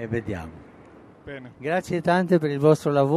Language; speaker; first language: Italian; non-native, fluent; Spanish